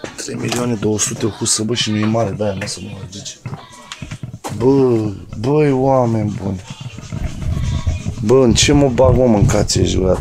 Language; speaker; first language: Romanian; native; Romanian